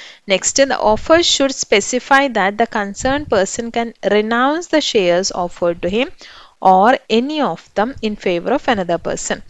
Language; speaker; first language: English; non-native, local second language; Malayalam